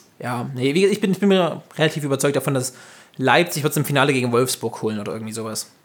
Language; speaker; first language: German; native; German